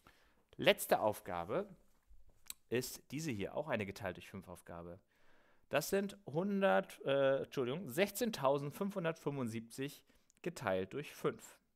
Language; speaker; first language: German; native; German